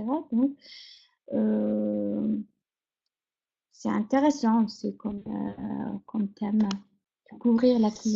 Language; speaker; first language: French; non-native, fluent; Mongolian